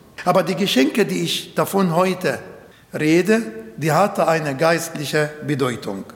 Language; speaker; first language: German; non-native, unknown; Arabic